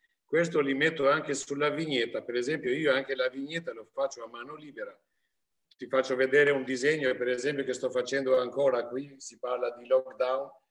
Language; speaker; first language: Italian; non-native, fluent; Albanian